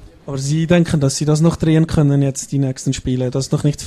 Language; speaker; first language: German; native; German